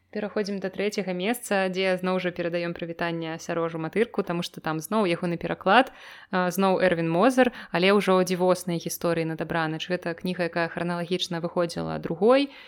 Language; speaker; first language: Belarusian; non-native, local second language; Russian